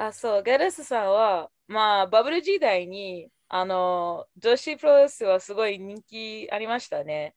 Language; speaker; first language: Japanese; non-native, fluent; English